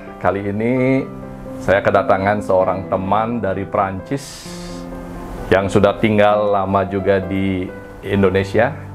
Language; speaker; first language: Indonesian; native; Indonesian